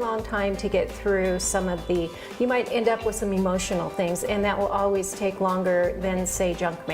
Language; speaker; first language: English; native; English